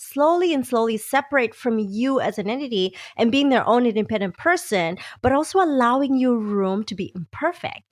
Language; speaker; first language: English; native; English